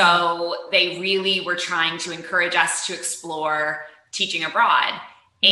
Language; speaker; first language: English; native; English